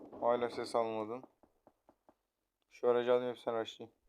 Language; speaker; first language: Turkish; native; Turkish